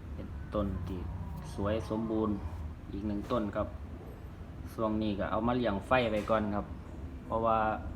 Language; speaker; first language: Thai; non-native, local second language; Northeastern Thai